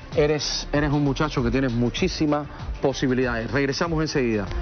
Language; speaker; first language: Spanish; native; Spanish